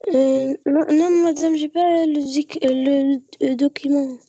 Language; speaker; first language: French; non-native, learner; Arabic